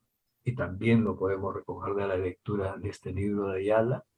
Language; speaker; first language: Spanish; native; Spanish